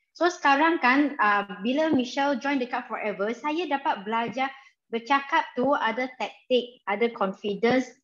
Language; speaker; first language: Malay; non-native, local second language; Chinese